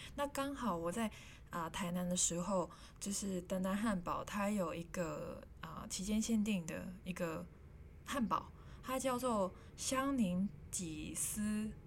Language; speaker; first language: Chinese; non-native, local second language; Cantonese